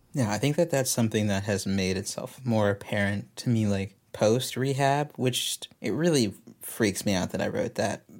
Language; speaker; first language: English; native; English